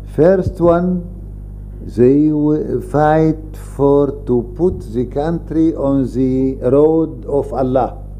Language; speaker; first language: English; non-native, fluent; Arabic